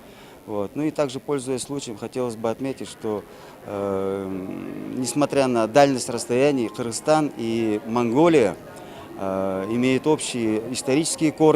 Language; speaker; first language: Russian; non-native, local second language; Kyrgyz